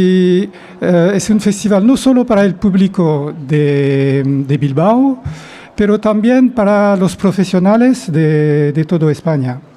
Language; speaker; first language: Spanish; non-native, fluent; French